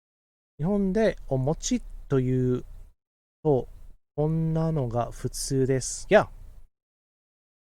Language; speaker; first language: Japanese; non-native, fluent; English